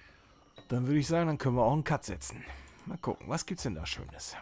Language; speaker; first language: German; native; German